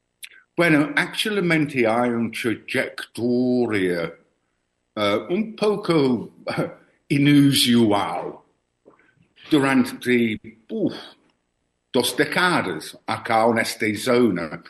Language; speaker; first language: Spanish; non-native, learner; English